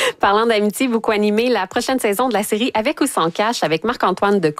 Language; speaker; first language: French; native; French